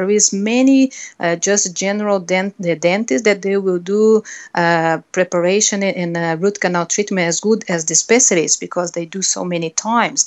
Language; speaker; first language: English; non-native, fluent; Portuguese